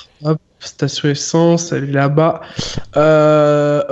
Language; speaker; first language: French; native; French